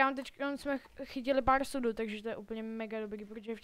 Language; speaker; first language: Czech; native; Czech